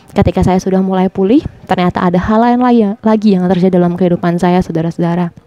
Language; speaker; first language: Indonesian; native; Indonesian